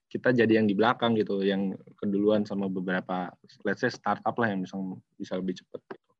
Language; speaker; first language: Indonesian; native; Indonesian